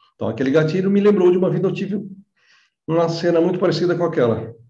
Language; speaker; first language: Portuguese; native; Portuguese